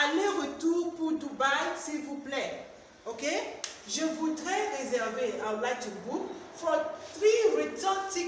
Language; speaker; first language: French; non-native, fluent; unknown